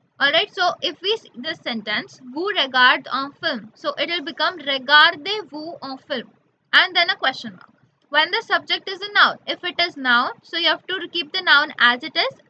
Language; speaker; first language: English; non-native, local second language; Hindi